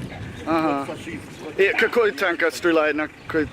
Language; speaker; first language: Russian; non-native, learner; English